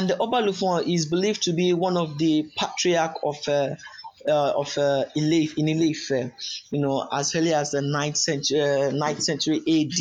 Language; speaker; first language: English; non-native, local second language; Yoruba